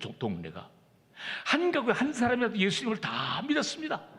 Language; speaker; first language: Korean; native; Korean